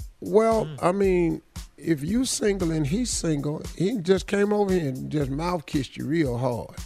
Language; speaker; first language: English; native; English